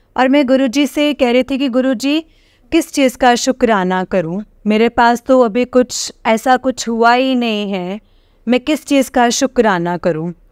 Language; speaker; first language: Hindi; native; Hindi